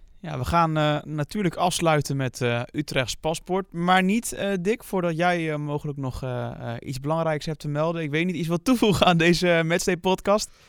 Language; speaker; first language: Dutch; native; Dutch